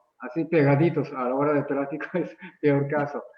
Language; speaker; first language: Spanish; non-native, fluent; Japanese